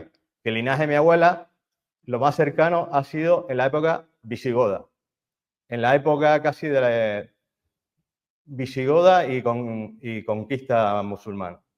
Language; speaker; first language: Spanish; native; Spanish